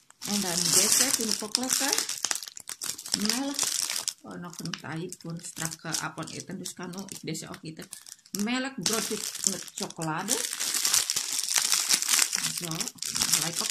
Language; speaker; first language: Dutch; non-native, learner; Indonesian